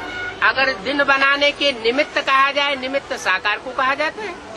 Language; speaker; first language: Hindi; native; Hindi